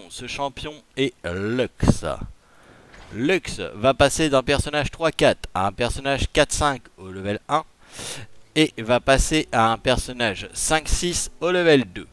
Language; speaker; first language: French; native; French